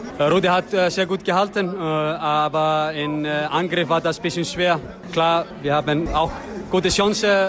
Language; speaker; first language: German; non-native, fluent; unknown